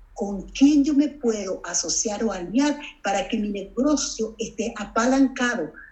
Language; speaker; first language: Spanish; native; Spanish